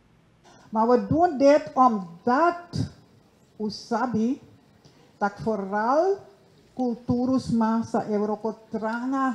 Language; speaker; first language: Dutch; non-native, local second language; Sranan Tongo